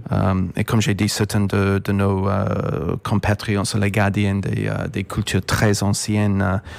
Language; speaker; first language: French; non-native, fluent; English